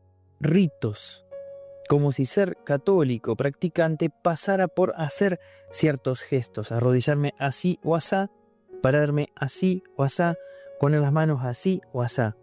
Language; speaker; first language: Spanish; native; Spanish